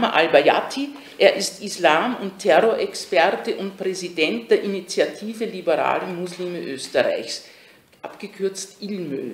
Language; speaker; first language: German; native; German